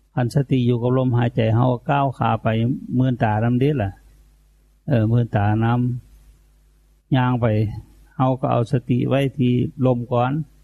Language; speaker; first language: Thai; native; Thai